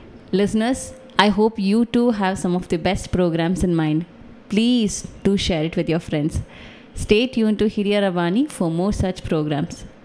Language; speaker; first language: English; non-native, local second language; Kannada